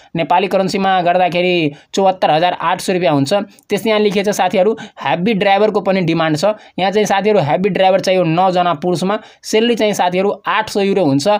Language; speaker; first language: Nepali; non-native, local second language; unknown